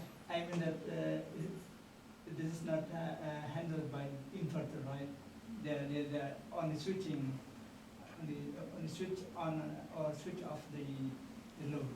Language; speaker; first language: English; non-native, learner; Indonesian